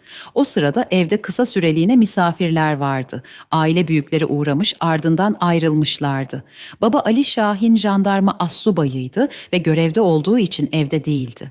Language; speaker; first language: Turkish; native; Turkish